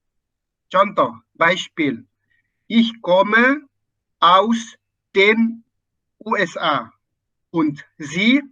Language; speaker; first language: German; non-native, fluent; Indonesian